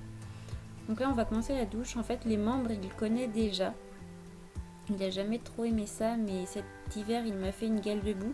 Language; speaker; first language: French; native; French